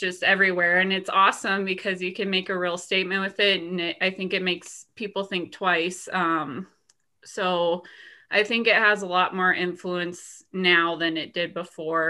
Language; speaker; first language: English; native; English